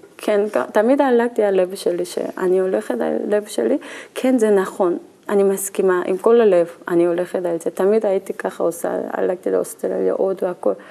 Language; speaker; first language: Hebrew; non-native, learner; Korean